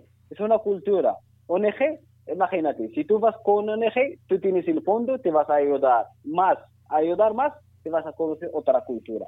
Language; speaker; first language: Spanish; non-native, learner; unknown